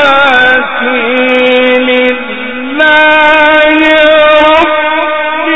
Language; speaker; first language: Arabic; native; Arabic